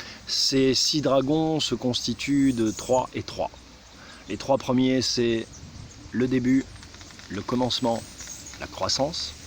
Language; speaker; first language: French; native; French